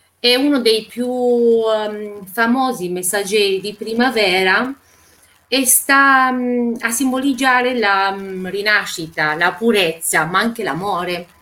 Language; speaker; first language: Italian; non-native, fluent; Romanian